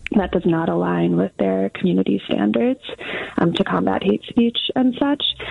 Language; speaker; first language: English; native; English